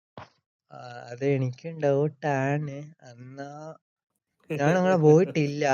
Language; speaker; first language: Malayalam; early bilingual, heritage; Malayalam